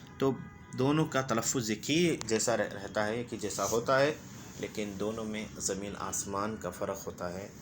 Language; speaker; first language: Urdu; native; Urdu